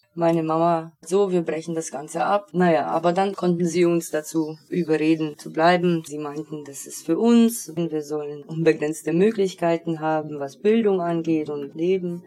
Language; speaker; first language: German; early bilingual, other home language; Polish